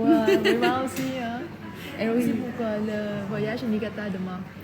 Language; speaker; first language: French; non-native, fluent; Vietnamese